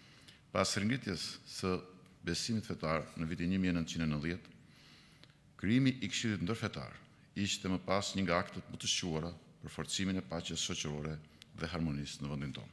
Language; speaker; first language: Albanian; native; Albanian